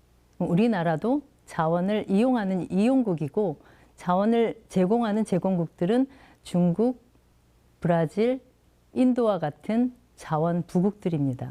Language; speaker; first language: Korean; native; Korean